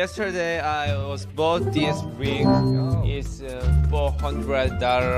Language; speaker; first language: English; non-native, learner; Korean